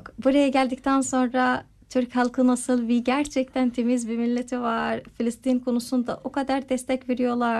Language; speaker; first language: Turkish; non-native, learner; Arabic